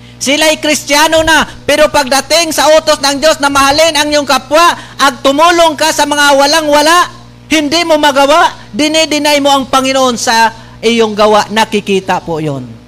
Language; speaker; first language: Filipino; non-native, local second language; Bikol